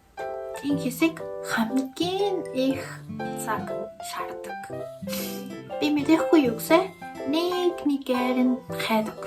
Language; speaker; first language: Mongolian; non-native, learner; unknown